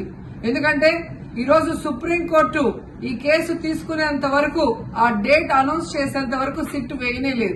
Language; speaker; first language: Telugu; native; Telugu